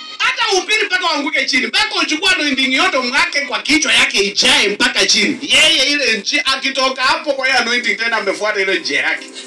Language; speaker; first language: Swahili; non-native, local second language; Luyia